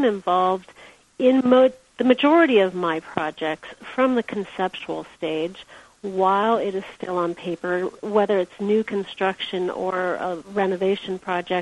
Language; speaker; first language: English; native; English